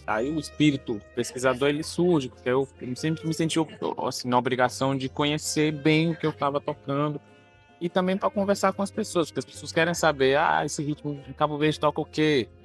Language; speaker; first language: Portuguese; non-native, local second language; Kabuverdianu